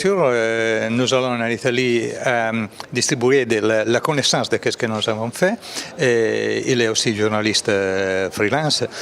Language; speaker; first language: French; non-native, fluent; Italian